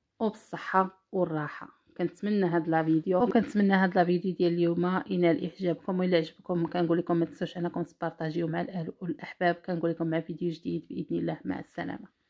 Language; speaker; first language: Arabic; native; Arabic